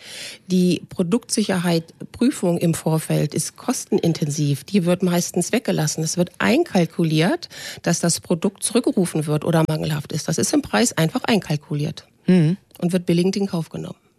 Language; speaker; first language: German; native; German